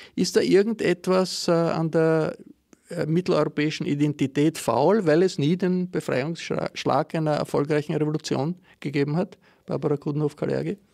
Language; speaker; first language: German; native; German